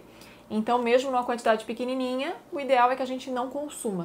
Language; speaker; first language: Portuguese; native; Portuguese